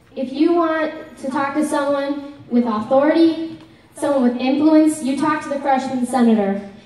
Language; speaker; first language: English; native; English